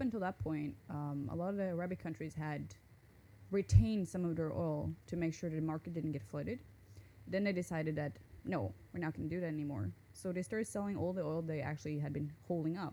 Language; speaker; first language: English; non-native, fluent; Norwegian